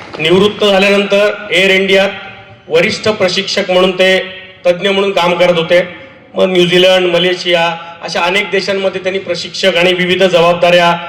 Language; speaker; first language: Marathi; native; Marathi